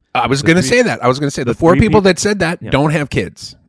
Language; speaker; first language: English; native; English